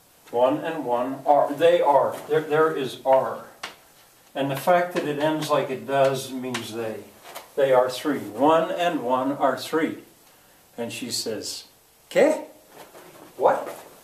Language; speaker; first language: English; native; English